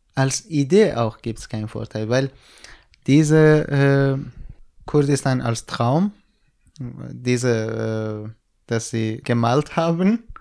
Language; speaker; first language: German; non-native, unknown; Central Kurdish